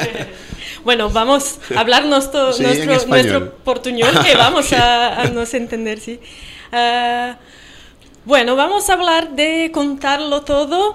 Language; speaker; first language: Spanish; non-native, fluent; Portuguese